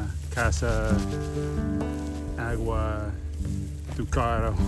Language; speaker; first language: Spanish; non-native, learner; English